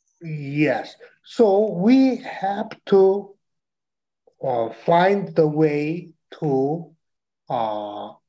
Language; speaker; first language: English; non-native, learner; Chinese